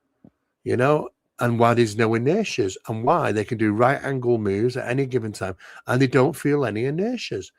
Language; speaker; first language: English; native; English